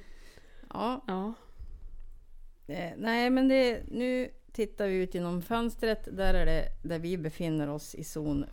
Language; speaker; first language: Swedish; native; Swedish